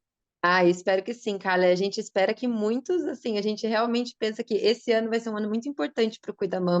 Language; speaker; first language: Portuguese; native; Portuguese